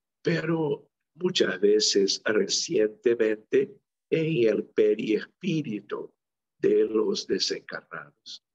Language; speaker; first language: Spanish; non-native, local second language; Portuguese